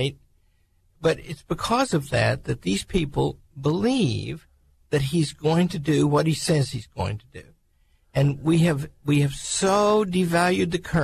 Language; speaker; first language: English; native; English